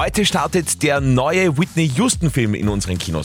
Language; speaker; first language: German; native; German